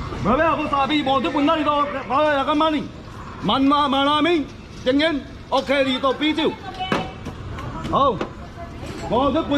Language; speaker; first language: Filipino; non-native, learner; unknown